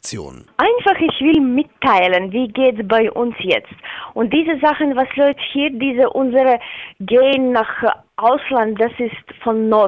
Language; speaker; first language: German; non-native, learner; Latvian